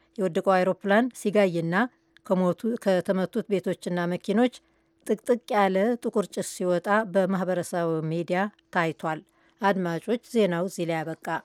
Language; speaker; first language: Amharic; native; Amharic